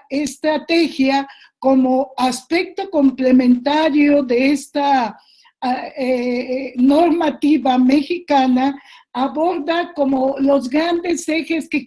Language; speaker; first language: Spanish; native; Spanish